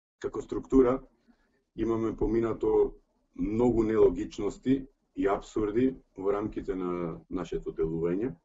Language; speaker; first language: Macedonian; early bilingual, heritage; Macedonian